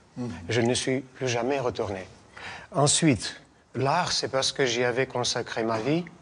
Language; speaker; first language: French; non-native, fluent; Russian